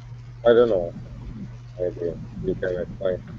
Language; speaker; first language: English; non-native, learner; Russian